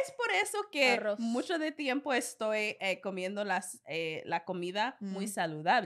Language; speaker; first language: Spanish; non-native, learner; English